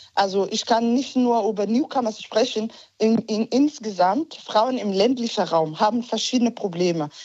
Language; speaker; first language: German; non-native, learner; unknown